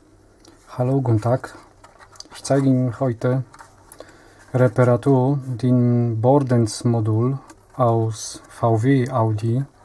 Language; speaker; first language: German; non-native, learner; Polish